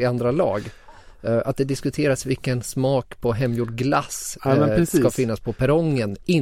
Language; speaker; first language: Swedish; native; Swedish